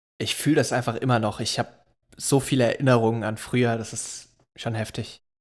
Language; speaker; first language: German; native; German